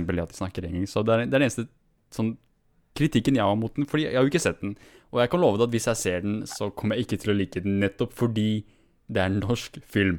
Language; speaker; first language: Norwegian; native; Norwegian